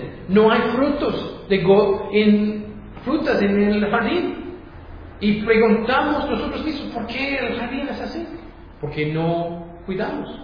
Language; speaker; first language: Spanish; non-native, fluent; English